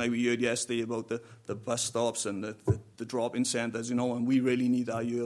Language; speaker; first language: English; native; English